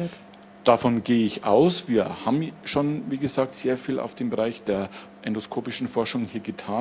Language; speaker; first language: German; native; German